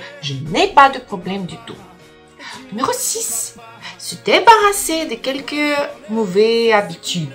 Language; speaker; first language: French; non-native, learner; Russian